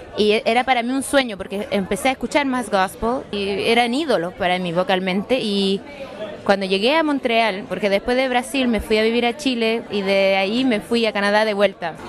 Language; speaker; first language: Spanish; early bilingual, heritage; Spanish